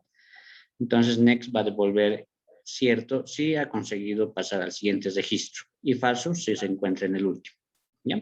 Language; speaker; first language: Spanish; native; Spanish